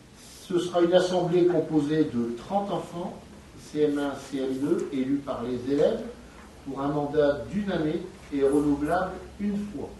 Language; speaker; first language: French; native; French